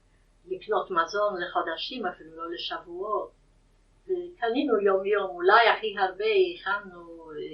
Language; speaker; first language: Hebrew; non-native, fluent; Yiddish